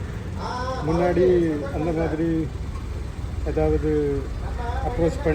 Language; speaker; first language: Tamil; non-native, learner; Malayalam